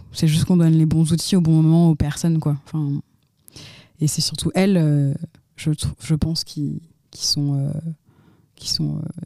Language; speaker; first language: French; native; French